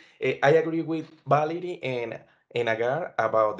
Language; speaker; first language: English; non-native, learner; Spanish